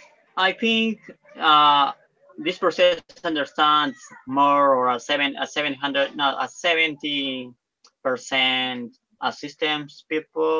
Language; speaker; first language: English; non-native, learner; Spanish